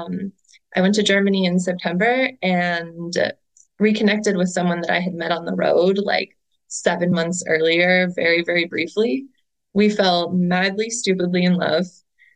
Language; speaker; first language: English; native; English